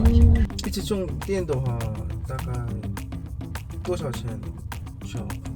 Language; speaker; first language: Chinese; non-native, learner; Korean